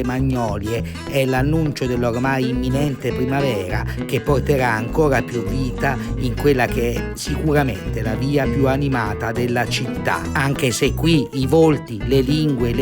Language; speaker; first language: Italian; native; Italian